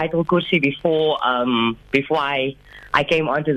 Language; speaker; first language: English; native; English